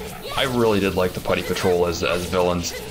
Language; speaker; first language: English; native; English